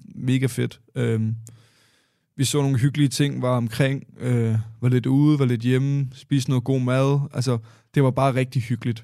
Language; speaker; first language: Danish; native; Danish